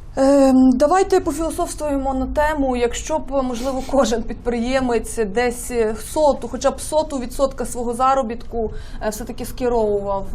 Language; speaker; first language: Ukrainian; native; Ukrainian